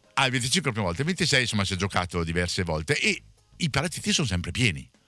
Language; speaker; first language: Italian; native; Italian